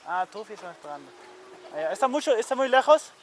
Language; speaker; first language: Spanish; non-native, learner; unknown